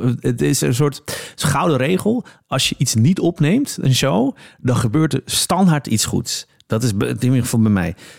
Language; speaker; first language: Dutch; early bilingual, other home language; Polish